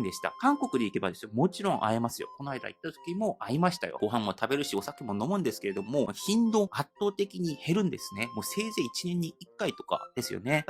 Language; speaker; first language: Japanese; non-native, fluent; Korean